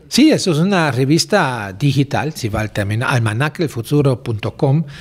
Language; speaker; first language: Spanish; non-native, fluent; German